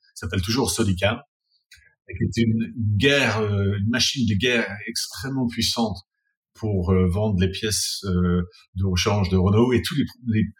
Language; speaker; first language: French; non-native, fluent; English